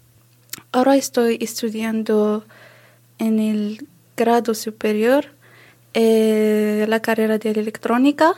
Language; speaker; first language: Spanish; non-native, learner; Arabic